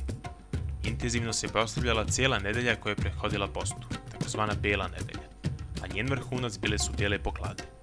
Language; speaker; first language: Serbian; native; Serbian